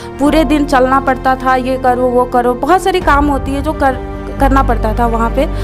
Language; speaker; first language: Hindi; non-native, local second language; Assamese